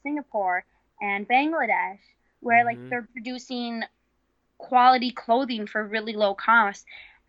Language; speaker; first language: English; native; English